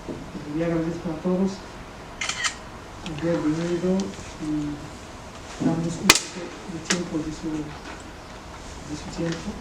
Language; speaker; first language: Spanish; non-native, fluent; Arabic